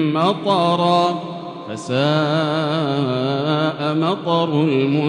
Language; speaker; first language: Arabic; native; Arabic